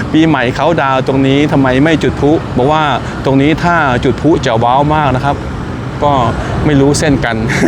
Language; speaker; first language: Thai; native; Thai